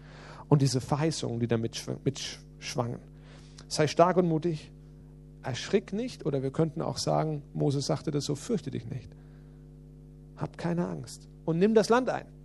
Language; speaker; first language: German; native; German